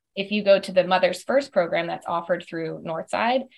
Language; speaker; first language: English; native; English